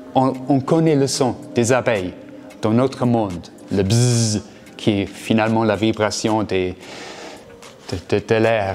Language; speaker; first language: French; non-native, fluent; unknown